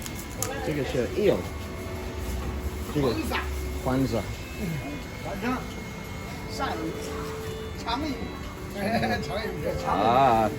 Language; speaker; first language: Chinese; non-native, learner; English